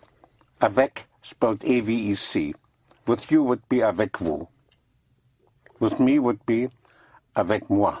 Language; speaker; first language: French; non-native, fluent; English